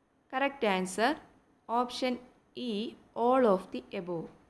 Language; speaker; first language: English; non-native, local second language; Malayalam